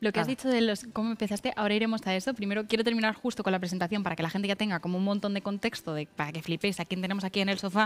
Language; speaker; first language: Spanish; native; Spanish